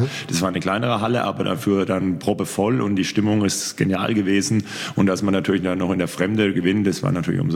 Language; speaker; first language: German; native; German